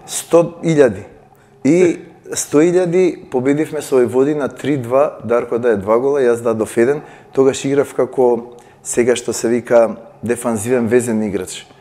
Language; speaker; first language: Macedonian; native; Macedonian